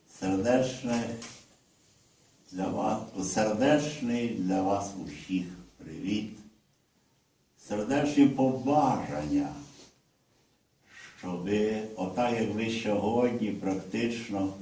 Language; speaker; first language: Ukrainian; early bilingual, heritage; Ukrainian